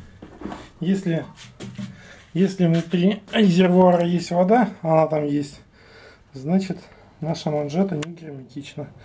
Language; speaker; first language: Russian; native; Russian